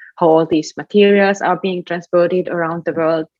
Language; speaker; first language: English; non-native, fluent; Finnish